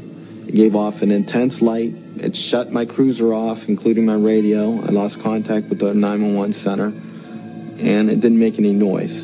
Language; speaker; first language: English; native; English